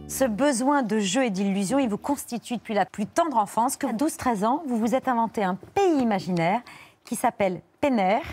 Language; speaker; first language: French; native; French